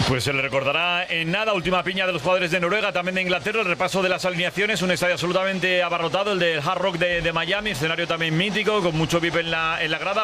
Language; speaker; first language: Spanish; native; Spanish